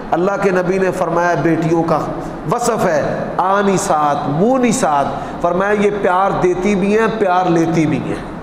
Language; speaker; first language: Urdu; non-native, local second language; Punjabi